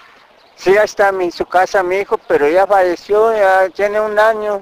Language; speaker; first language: Spanish; non-native, local second language; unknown